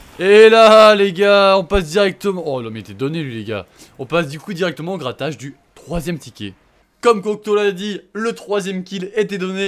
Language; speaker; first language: French; native; French